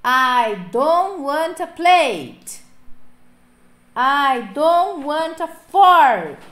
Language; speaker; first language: English; non-native, fluent; Portuguese